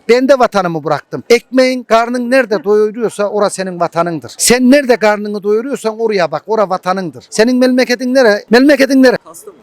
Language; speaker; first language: Turkish; early bilingual, heritage; Turkish